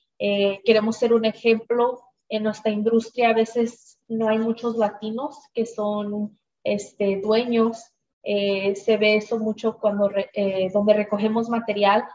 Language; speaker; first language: Spanish; early bilingual, heritage; Spanish